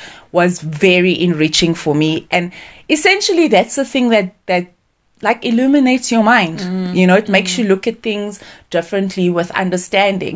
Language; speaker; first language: English; native; English